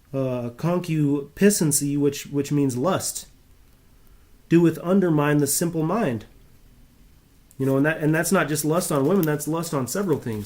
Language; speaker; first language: English; native; English